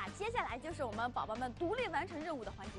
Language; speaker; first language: Chinese; native; Chinese